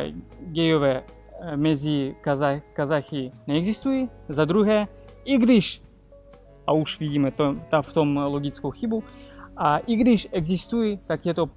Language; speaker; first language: Czech; non-native, fluent; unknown